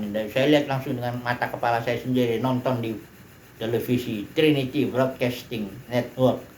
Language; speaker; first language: Indonesian; native; Indonesian